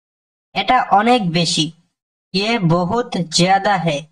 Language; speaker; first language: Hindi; non-native, fluent; Bangla